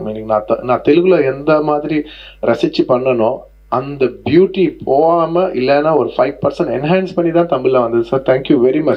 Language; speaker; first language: Tamil; non-native, local second language; Telugu